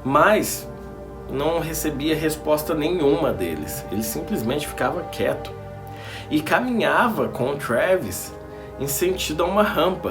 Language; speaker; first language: Portuguese; native; Portuguese